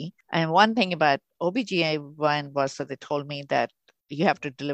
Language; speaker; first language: English; non-native, local second language; Urdu